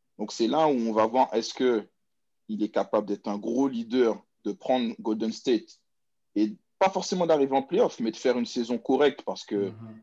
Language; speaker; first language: French; native; French